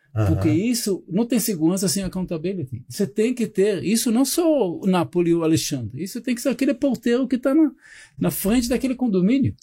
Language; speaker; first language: Portuguese; non-native, fluent; Hebrew